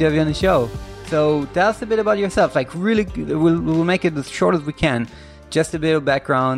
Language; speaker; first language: English; non-native, fluent; Hebrew